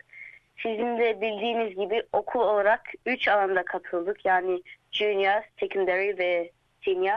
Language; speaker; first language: Turkish; early bilingual, heritage; Turkish